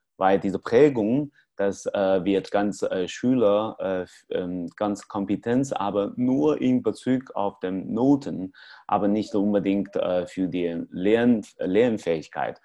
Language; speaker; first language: German; non-native, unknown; Chinese